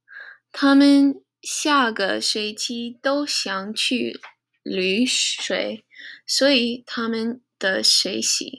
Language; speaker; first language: Chinese; non-native, learner; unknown